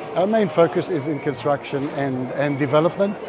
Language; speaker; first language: English; non-native, fluent; Arabic